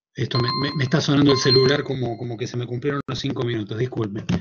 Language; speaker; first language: Spanish; native; Spanish